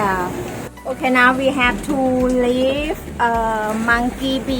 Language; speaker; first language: English; non-native, learner; Thai